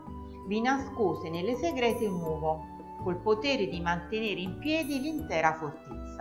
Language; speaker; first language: Italian; native; Italian